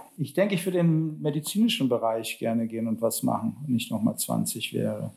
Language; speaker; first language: German; early bilingual, other home language; Polish